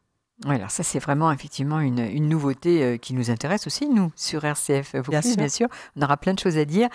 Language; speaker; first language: French; native; French